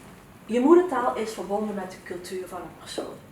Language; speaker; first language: Dutch; early bilingual, other home language; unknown